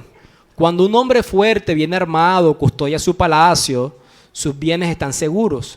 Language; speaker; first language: Spanish; native; Spanish